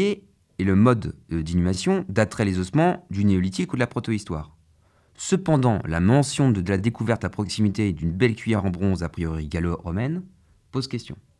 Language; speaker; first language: French; native; French